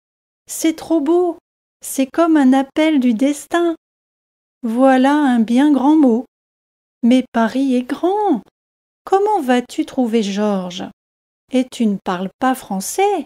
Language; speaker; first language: French; native; French